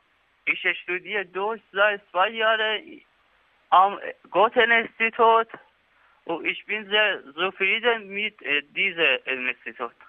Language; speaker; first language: German; non-native, learner; Persian